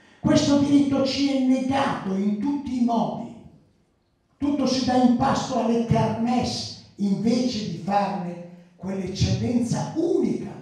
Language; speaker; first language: Italian; early bilingual, other home language; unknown